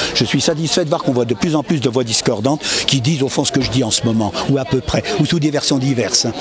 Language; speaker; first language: French; native; French